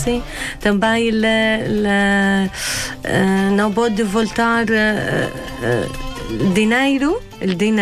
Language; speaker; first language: Portuguese; non-native, learner; Arabic